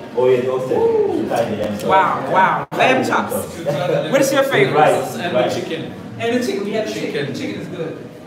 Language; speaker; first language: English; non-native, local second language; North Ndebele